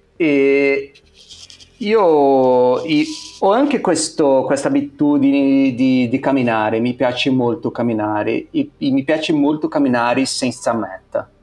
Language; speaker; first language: Italian; non-native, fluent; Portuguese